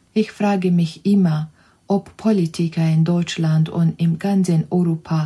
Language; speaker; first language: German; non-native, fluent; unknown